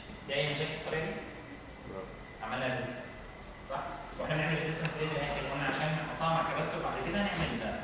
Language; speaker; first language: Arabic; native; Arabic